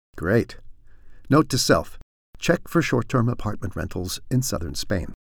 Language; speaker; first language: English; native; English